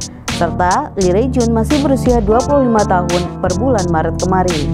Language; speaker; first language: Indonesian; native; Indonesian